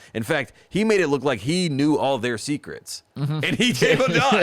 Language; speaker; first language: English; native; English